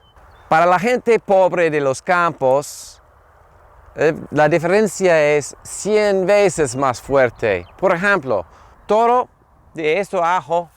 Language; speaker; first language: Spanish; non-native, fluent; English